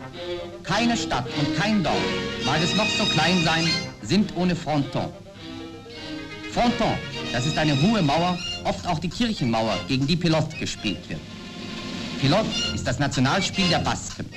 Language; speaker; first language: German; native; German